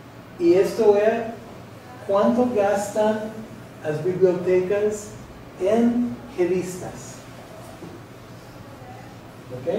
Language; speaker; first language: Portuguese; non-native, fluent; English